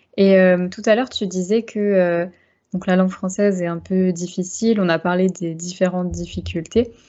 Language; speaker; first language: French; native; French